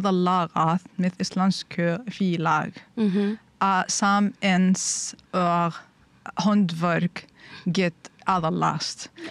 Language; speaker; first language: Icelandic; non-native, learner; Arabic